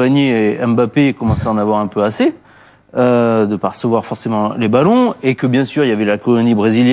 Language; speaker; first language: French; native; French